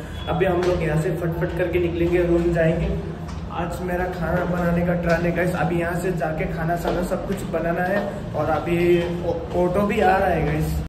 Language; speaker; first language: Hindi; non-native, local second language; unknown